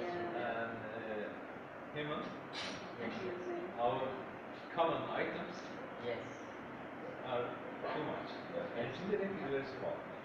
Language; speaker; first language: English; non-native, fluent; Turkish